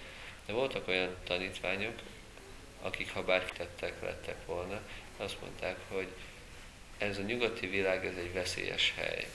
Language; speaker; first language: Hungarian; native; Hungarian